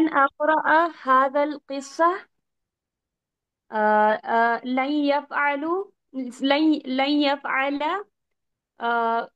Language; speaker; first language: Arabic; non-native, learner; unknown